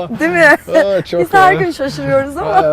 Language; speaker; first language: Turkish; native; Turkish